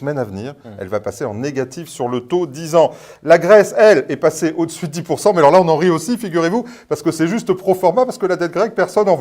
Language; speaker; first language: French; native; French